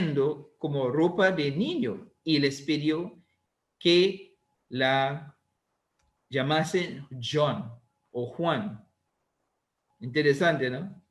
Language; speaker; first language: Spanish; non-native, learner; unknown